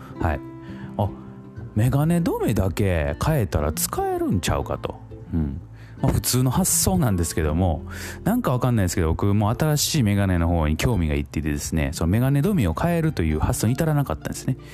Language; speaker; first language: Japanese; native; Japanese